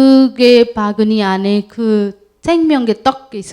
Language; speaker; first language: Korean; non-native, learner; Urdu